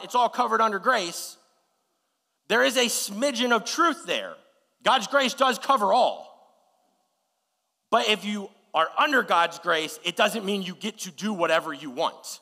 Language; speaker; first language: English; native; English